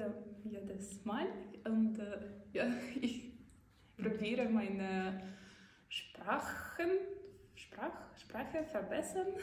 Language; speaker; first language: German; non-native, learner; Ukrainian